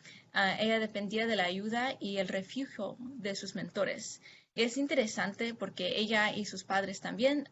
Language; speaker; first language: Spanish; non-native, fluent; English